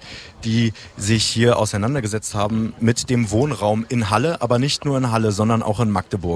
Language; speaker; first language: German; native; German